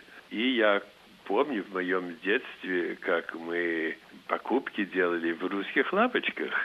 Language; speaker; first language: Russian; early bilingual, heritage; Russian